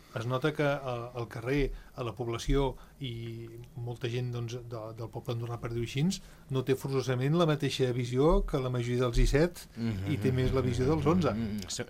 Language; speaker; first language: Catalan; native; Catalan